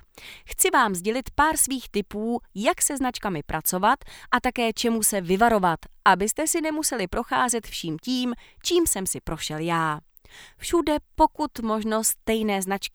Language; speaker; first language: Czech; native; Czech